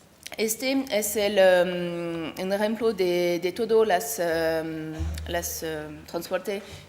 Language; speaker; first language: Spanish; non-native, learner; French